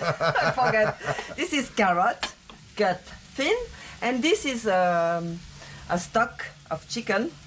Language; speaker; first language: English; non-native, learner; French